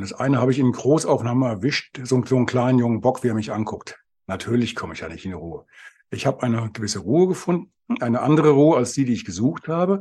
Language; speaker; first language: German; native; German